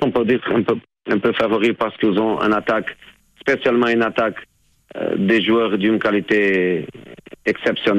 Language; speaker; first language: French; non-native, fluent; Portuguese